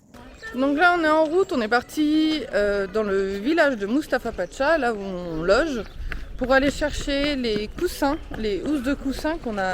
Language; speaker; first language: French; native; French